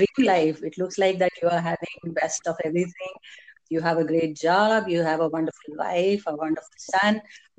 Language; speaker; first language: English; non-native, local second language; Hindi